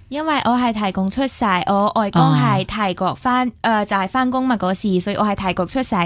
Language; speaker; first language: Cantonese; early bilingual, other home language; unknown